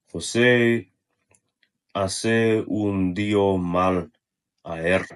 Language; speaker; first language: Spanish; non-native, learner; Russian